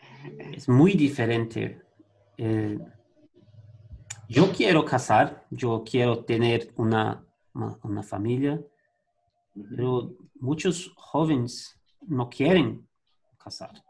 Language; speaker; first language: Spanish; non-native, learner; Portuguese